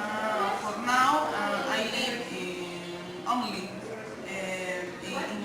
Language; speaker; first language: English; non-native, learner; Spanish